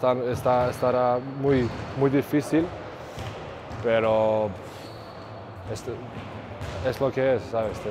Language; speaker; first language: Spanish; non-native, fluent; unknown